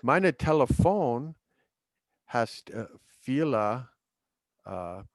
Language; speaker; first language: German; non-native, learner; English